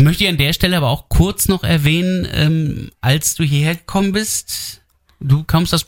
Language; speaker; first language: German; native; German